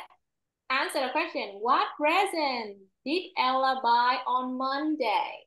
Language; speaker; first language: English; non-native, fluent; Vietnamese